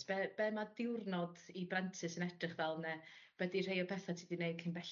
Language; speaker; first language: Welsh; native; Welsh